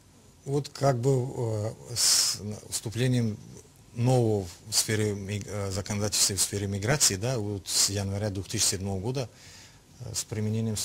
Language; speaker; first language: Russian; non-native, local second language; Tajik